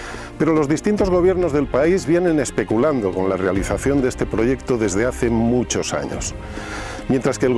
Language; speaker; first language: Spanish; native; Spanish